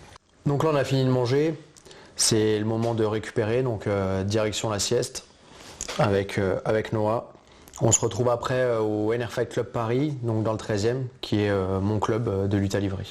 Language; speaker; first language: French; native; French